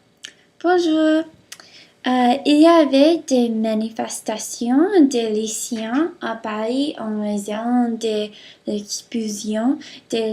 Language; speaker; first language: French; non-native, learner; English